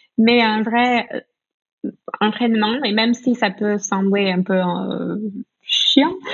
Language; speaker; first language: French; non-native, fluent; English